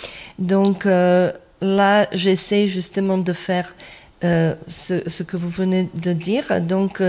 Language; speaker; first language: French; non-native, fluent; Croatian